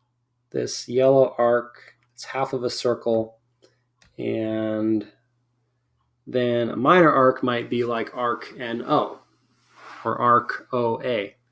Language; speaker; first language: English; native; English